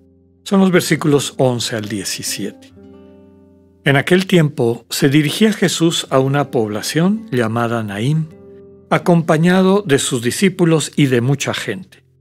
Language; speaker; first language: Spanish; native; Spanish